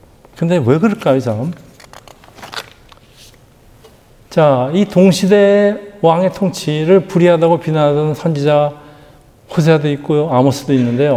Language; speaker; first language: Korean; native; Korean